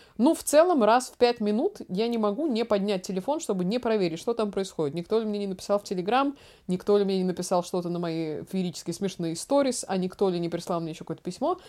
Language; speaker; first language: Russian; native; Russian